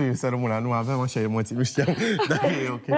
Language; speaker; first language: Romanian; native; Romanian